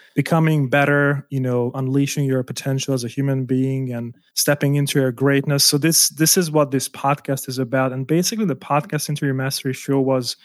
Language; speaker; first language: English; non-native, fluent; Hungarian